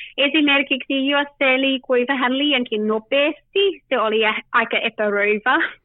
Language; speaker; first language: Finnish; early bilingual, heritage; Finnish